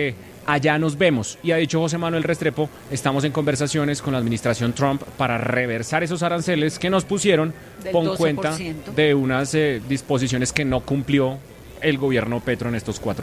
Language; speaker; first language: Spanish; native; Spanish